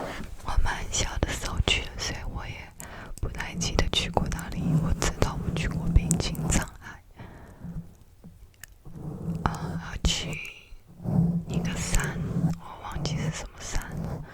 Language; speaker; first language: Chinese; early bilingual, heritage; Chinese